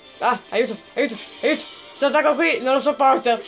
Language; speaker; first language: Italian; native; Italian